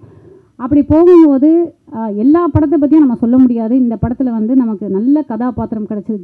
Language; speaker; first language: Tamil; native; Tamil